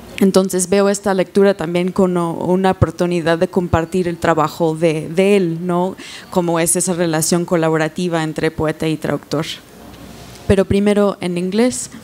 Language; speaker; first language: Spanish; non-native, fluent; English